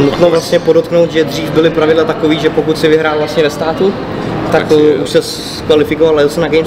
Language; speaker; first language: Czech; native; Czech